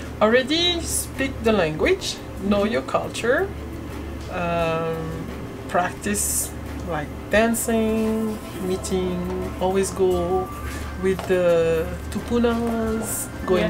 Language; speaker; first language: English; non-native, learner; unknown